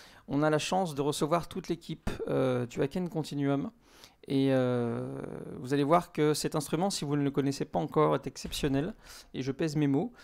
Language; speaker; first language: French; native; French